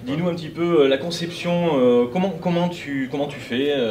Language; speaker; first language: French; native; French